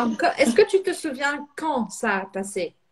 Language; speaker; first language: French; non-native, fluent; Portuguese